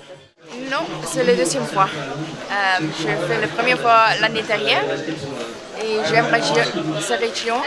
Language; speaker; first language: French; non-native, learner; English